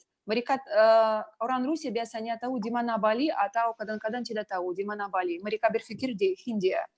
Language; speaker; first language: Indonesian; non-native, learner; Russian